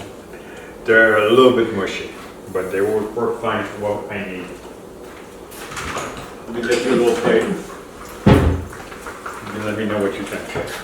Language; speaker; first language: English; native; English